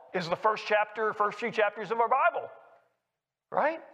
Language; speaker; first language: English; native; English